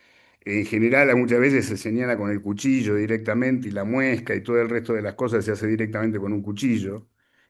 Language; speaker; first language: Spanish; native; Spanish